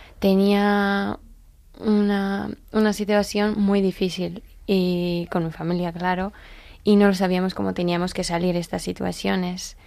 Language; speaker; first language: Spanish; non-native, learner; Georgian